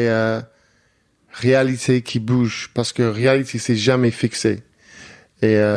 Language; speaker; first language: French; non-native, learner; English